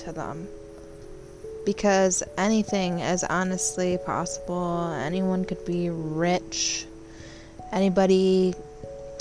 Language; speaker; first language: English; native; English